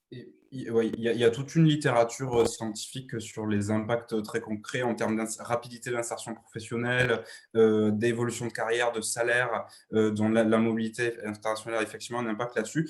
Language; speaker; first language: French; native; French